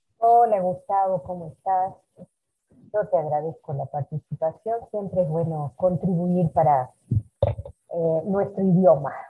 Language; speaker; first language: Spanish; native; Spanish